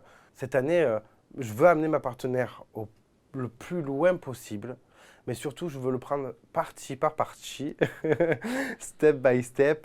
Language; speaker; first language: French; native; French